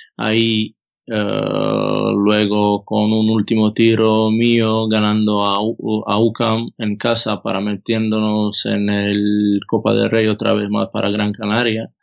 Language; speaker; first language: Spanish; non-native, fluent; Croatian